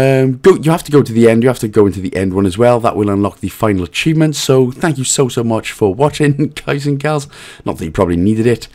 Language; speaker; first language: English; native; English